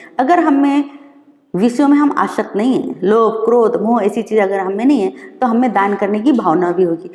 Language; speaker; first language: Hindi; native; Hindi